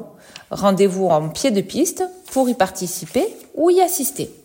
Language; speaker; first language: French; native; French